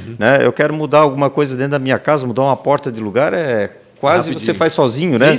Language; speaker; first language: Portuguese; native; Portuguese